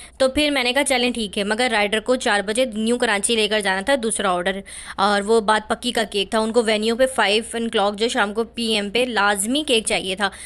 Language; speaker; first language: Urdu; native; Urdu